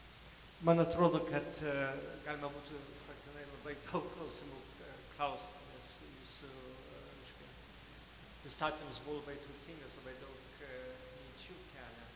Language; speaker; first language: Lithuanian; early bilingual, heritage; Lithuanian